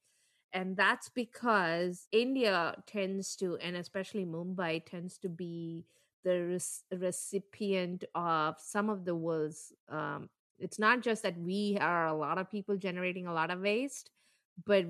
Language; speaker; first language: English; non-native, local second language; Tamil